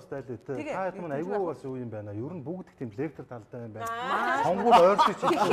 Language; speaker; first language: Mongolian; native; Mongolian